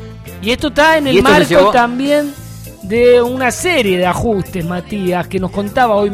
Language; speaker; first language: Spanish; native; Spanish